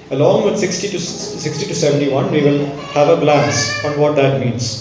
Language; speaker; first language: English; non-native, local second language; Malayalam